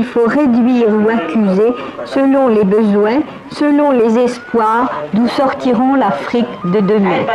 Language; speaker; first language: French; native; French